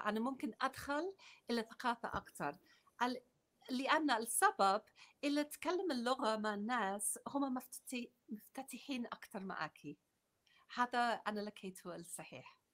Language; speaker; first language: Arabic; non-native, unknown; English